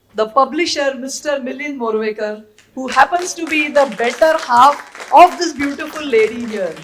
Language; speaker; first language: English; non-native, local second language; Marathi